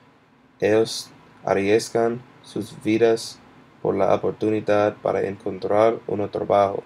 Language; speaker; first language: Spanish; non-native, learner; English